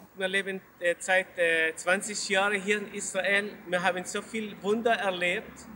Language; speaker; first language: German; non-native, learner; Arabic